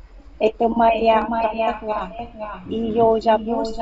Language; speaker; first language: Russian; non-native, learner; Vietnamese